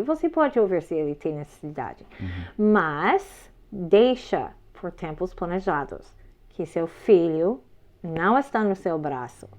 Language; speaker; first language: Portuguese; non-native, fluent; English